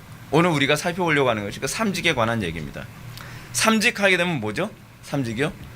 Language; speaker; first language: Korean; native; Korean